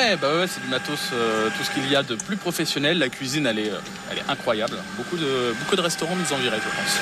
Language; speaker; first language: French; native; French